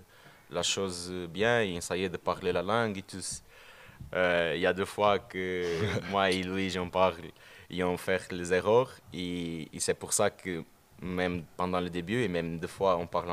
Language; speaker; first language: French; non-native, learner; Portuguese